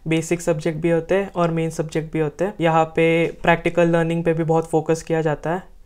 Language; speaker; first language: Hindi; non-native, local second language; Marathi